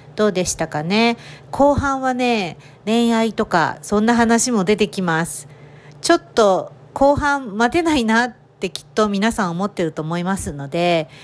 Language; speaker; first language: Japanese; native; Japanese